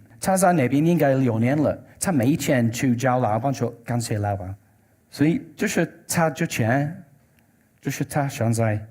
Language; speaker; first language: Chinese; non-native, learner; English